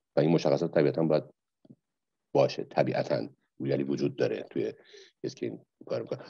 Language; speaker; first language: Persian; native; Persian